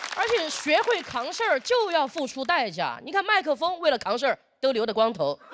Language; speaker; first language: Chinese; native; Chinese